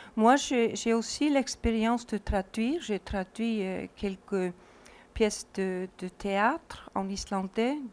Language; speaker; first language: French; non-native, fluent; Icelandic